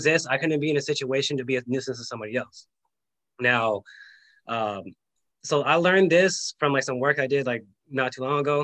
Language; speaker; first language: English; native; English